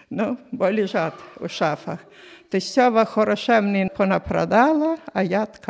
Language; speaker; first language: Ukrainian; native; Ukrainian